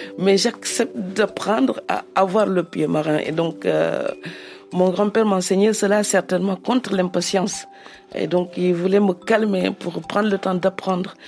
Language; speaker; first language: French; non-native, local second language; Serer